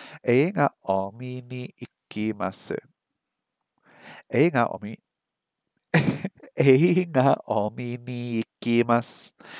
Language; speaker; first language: Japanese; non-native, learner; English